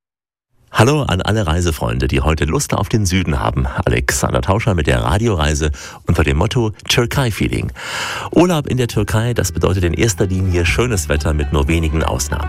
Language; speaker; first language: German; native; German